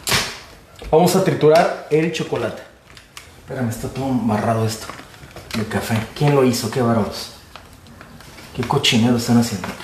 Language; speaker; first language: Spanish; native; Spanish